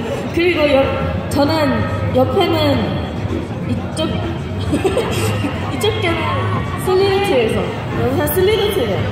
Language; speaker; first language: Korean; non-native, fluent; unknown